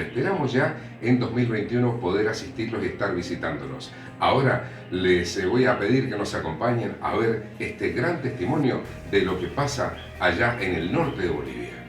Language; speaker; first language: Spanish; native; Spanish